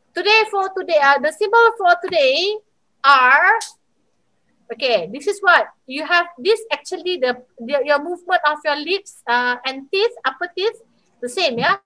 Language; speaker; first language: English; non-native, local second language; Malay